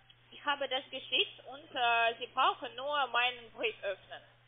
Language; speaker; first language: German; non-native, learner; Russian